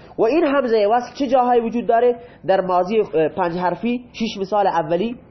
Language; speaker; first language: Persian; non-native, local second language; Baluchi